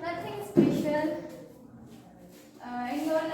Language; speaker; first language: English; non-native, learner; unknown